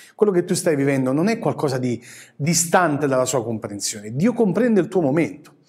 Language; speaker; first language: Italian; native; Italian